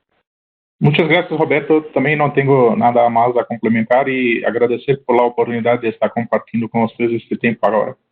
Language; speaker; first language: Spanish; non-native, learner; Portuguese